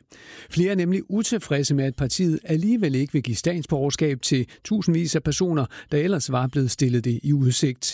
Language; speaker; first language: Danish; native; Danish